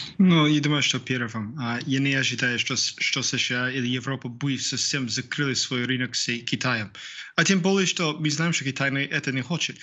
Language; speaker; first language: Russian; non-native, fluent; English